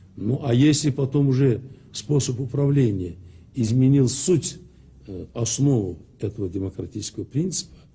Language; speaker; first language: Russian; non-native, local second language; Azerbaijani